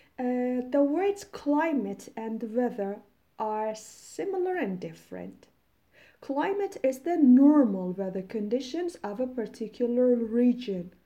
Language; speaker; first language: English; non-native, fluent; Persian